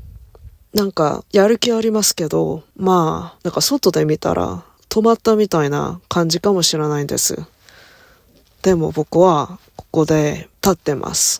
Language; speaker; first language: Japanese; non-native, learner; Korean